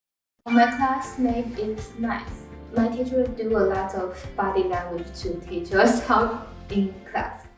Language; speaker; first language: English; non-native, learner; Chinese